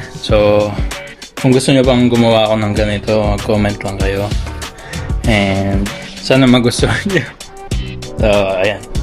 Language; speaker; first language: Filipino; native; Filipino